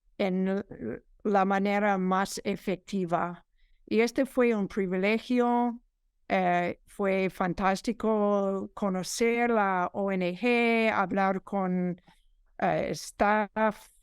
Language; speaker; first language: Spanish; non-native, fluent; English